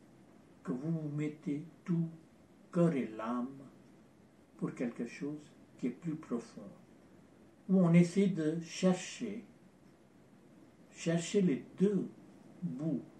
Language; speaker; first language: French; non-native, fluent; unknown